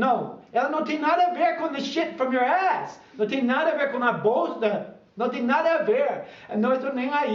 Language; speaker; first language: Portuguese; non-native, fluent; English